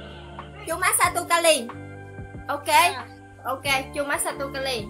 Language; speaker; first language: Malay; non-native, learner; Vietnamese